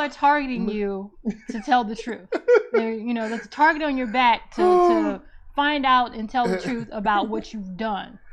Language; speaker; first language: English; native; English